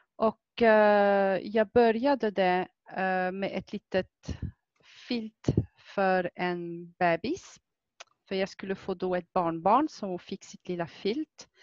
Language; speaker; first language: Swedish; non-native, fluent; French